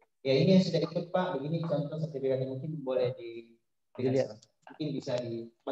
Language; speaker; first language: Indonesian; native; Indonesian